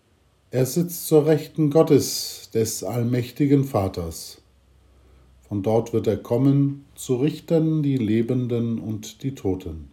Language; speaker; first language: German; native; German